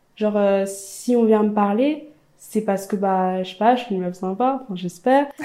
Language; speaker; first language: French; early bilingual, other home language; Amharic